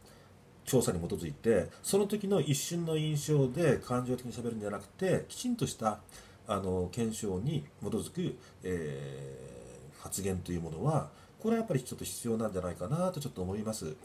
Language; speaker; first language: Japanese; native; Japanese